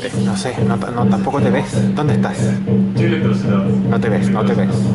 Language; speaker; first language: Spanish; native; Spanish